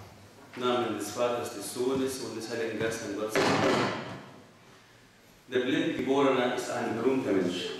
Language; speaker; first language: German; non-native, fluent; Arabic